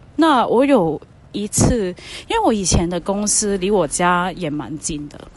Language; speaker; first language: Chinese; non-native, fluent; Cantonese